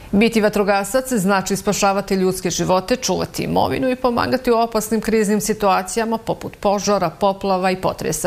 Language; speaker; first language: Serbian; native; Serbian